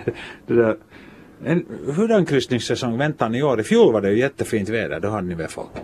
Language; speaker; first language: Swedish; native; Swedish